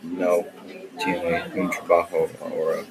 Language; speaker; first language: Spanish; non-native, learner; English